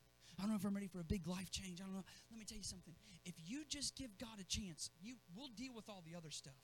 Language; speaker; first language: English; native; English